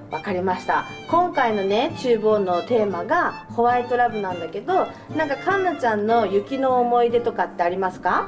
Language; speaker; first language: Japanese; native; Japanese